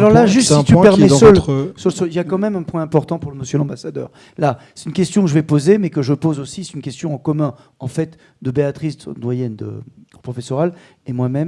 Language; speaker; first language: French; native; French